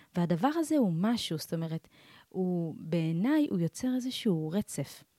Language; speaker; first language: Hebrew; early bilingual, other home language; Amharic